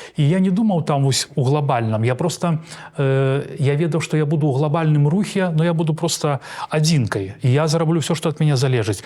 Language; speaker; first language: Belarusian; non-native, local second language; Russian